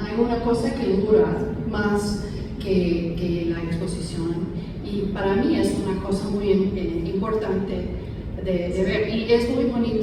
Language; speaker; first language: Spanish; non-native, fluent; English